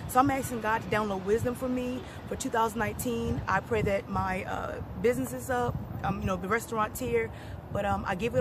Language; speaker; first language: English; native; English